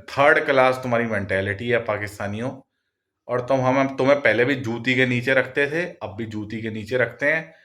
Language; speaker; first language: Hindi; non-native, local second language; Punjabi